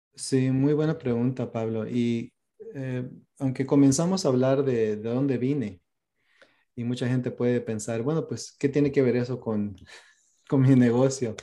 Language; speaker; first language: Spanish; early bilingual, heritage; Spanish